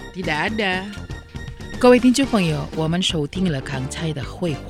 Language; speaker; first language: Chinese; early bilingual, heritage; Chinese